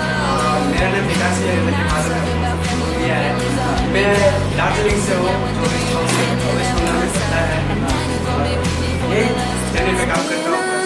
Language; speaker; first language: Hindi; non-native, local second language; Nepali